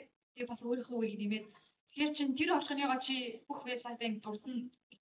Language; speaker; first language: Mongolian; native; Mongolian